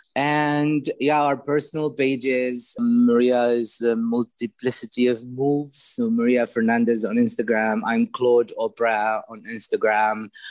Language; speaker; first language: English; non-native, fluent; Romanian